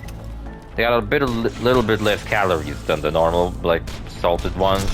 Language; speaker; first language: English; non-native, fluent; Polish